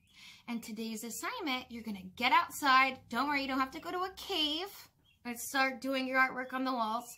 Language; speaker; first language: English; native; English